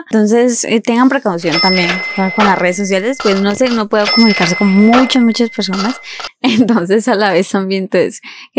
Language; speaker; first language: Spanish; native; Spanish